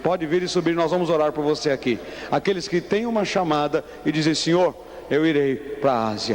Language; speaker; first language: Portuguese; native; Portuguese